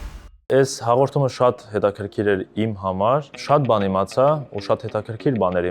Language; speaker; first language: Armenian; early bilingual, heritage; Russian